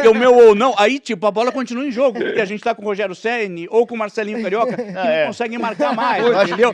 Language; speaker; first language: Portuguese; native; Portuguese